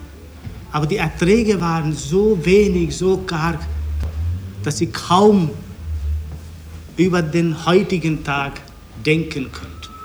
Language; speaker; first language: German; non-native, fluent; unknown